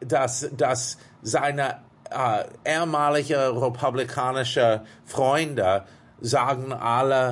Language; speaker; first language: German; non-native, fluent; English